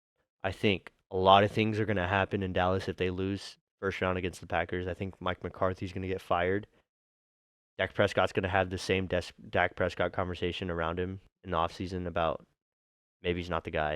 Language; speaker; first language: English; native; English